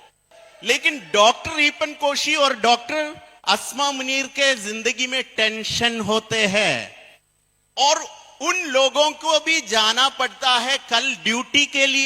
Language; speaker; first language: Hindi; non-native, local second language; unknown